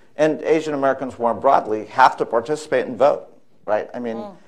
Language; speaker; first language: English; native; English